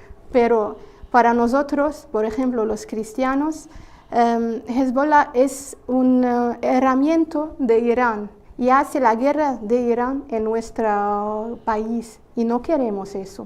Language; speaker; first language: Spanish; non-native, fluent; Arabic